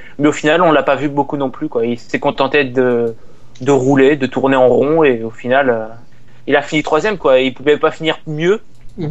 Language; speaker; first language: French; native; French